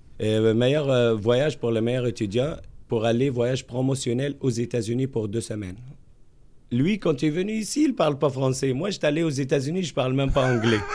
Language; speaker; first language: French; non-native, local second language; Arabic